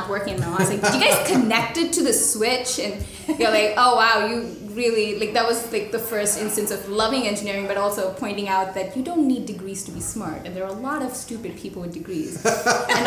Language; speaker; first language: English; non-native, local second language; Telugu